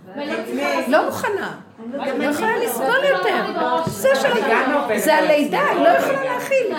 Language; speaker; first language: Hebrew; native; Hebrew